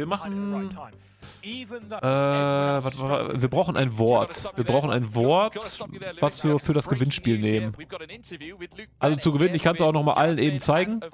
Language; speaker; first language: German; native; German